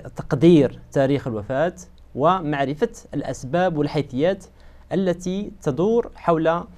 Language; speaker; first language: Arabic; native; Arabic